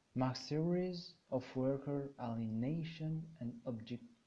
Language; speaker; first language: English; non-native, fluent; Arabic